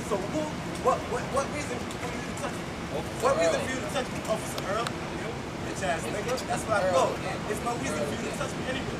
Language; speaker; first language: English; native; English